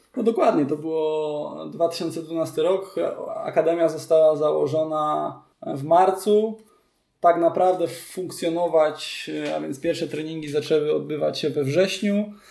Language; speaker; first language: Polish; native; Polish